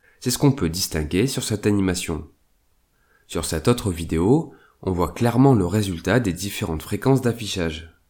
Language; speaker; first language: French; native; French